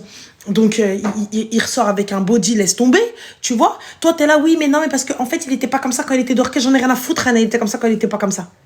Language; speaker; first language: French; early bilingual, other home language; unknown